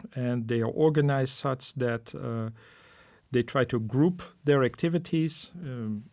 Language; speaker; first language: English; non-native, fluent; Dutch